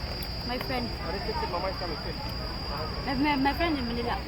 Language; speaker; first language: English; non-native, learner; Filipino